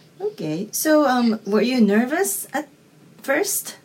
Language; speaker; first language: English; non-native, fluent; Japanese